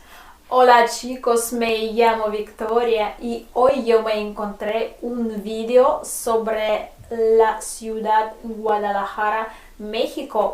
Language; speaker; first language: Spanish; non-native, fluent; Russian